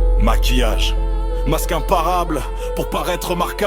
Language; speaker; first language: French; native; French